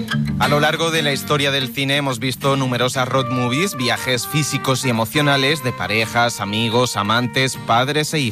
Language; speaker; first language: Spanish; native; Spanish